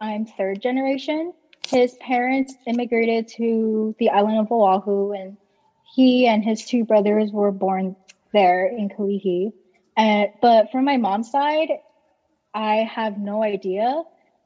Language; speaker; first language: English; native; English